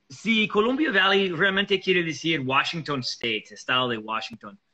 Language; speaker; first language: Spanish; non-native, fluent; English